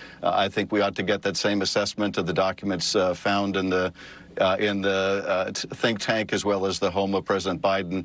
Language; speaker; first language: English; native; English